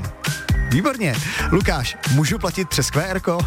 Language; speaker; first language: Czech; native; Czech